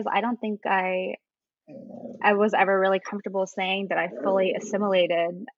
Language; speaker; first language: English; native; English